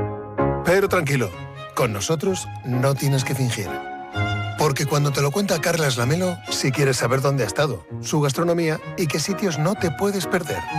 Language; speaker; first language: Spanish; native; Spanish